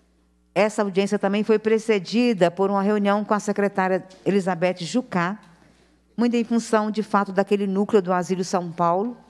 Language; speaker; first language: Portuguese; native; Portuguese